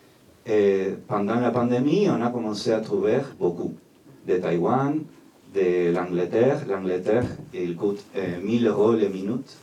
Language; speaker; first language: French; non-native, fluent; Spanish